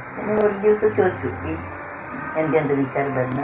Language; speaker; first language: Malayalam; non-native, local second language; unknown